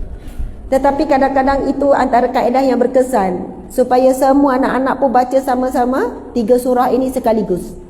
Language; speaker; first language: Malay; native; Malay